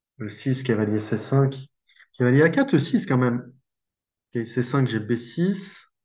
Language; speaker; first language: French; native; French